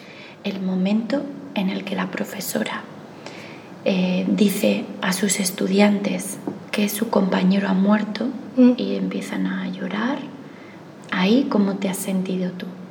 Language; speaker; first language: Spanish; native; Spanish